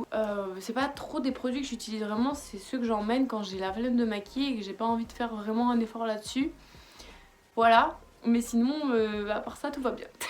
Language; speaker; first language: French; native; French